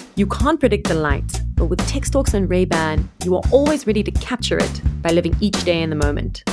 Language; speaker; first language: English; native; English